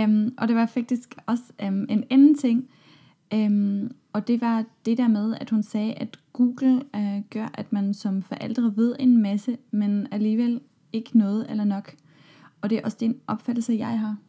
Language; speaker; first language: Danish; non-native, fluent; German